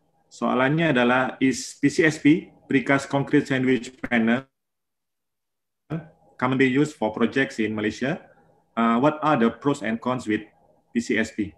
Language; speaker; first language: English; non-native, local second language; Malay